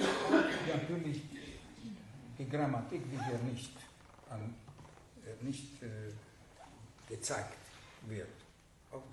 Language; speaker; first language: German; non-native, fluent; Hungarian